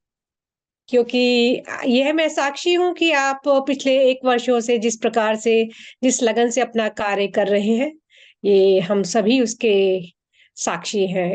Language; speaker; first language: Hindi; non-native, local second language; Morisyen